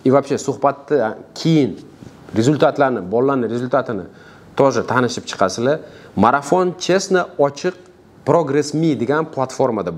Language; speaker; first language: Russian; non-native, fluent; Uzbek